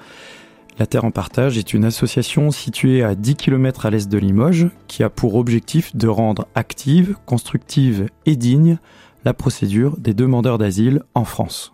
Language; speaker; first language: French; native; French